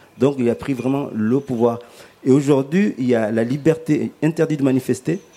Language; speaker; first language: French; early bilingual, other home language; Ngazidja Comorian